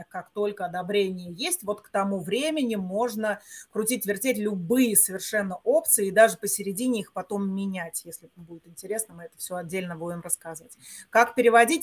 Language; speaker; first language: Russian; native; Russian